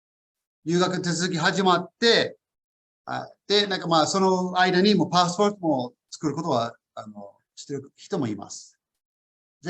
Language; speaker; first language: Japanese; non-native, fluent; English